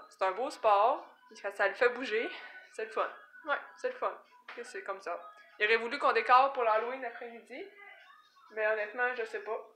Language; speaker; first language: French; native; French